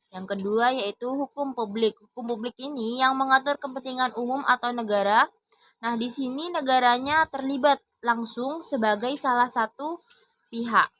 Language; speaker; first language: Indonesian; non-native, local second language; Madurese